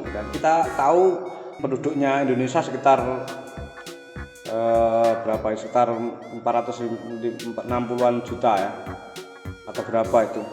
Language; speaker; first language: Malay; non-native, local second language; Javanese